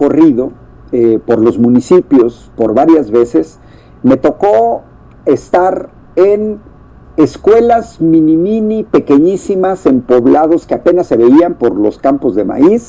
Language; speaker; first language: Spanish; native; Spanish